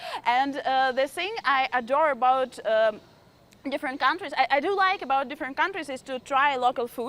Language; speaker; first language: English; non-native, fluent; Ukrainian